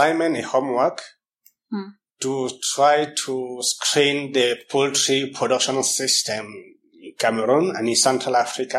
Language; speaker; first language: English; non-native, local second language; French